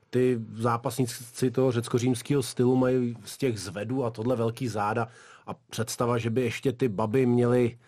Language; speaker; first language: Czech; early bilingual, other home language; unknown